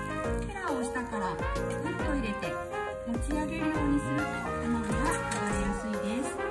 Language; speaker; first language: Japanese; native; Japanese